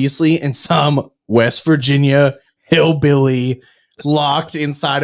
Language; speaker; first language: English; native; English